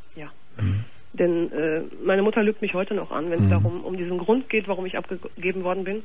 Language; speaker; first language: German; native; German